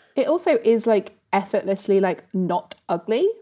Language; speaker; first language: English; native; English